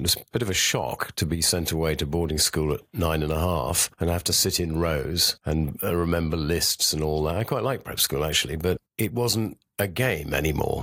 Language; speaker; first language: English; native; English